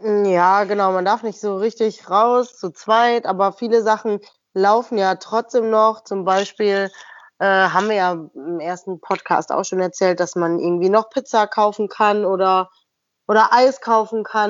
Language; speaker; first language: German; native; German